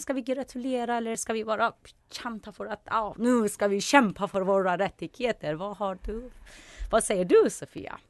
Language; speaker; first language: Swedish; non-native, fluent; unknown